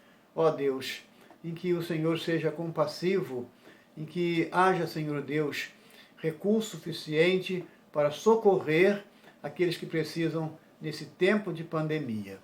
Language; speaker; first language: Portuguese; native; Portuguese